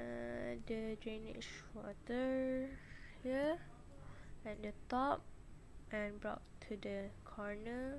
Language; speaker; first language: English; non-native, local second language; Malay